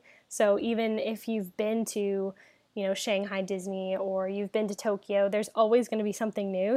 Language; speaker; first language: English; native; English